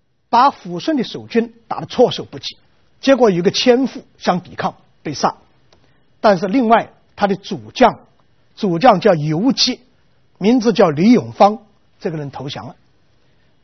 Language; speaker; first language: Chinese; native; Chinese